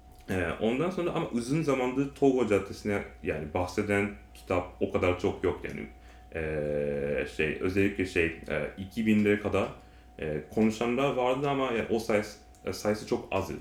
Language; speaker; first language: Turkish; non-native, learner; Japanese